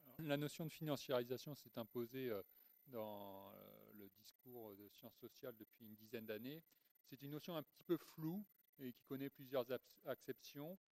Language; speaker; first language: French; native; French